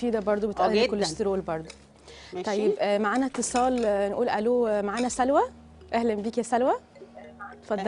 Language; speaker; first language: Arabic; native; Arabic